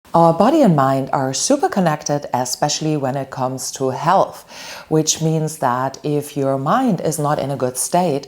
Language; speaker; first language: English; non-native, fluent; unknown